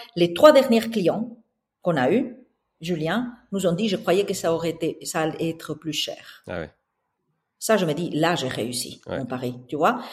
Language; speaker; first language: French; non-native, fluent; Spanish